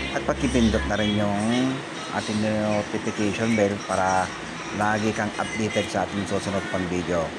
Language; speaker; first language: Filipino; non-native, local second language; Iloko